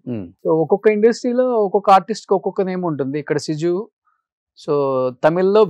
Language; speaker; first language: Telugu; native; Telugu